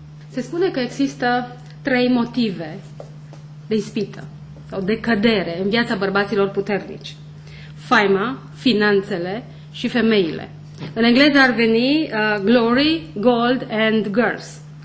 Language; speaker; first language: Romanian; native; Romanian